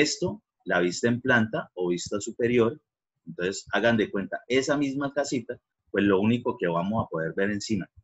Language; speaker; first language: Spanish; native; Spanish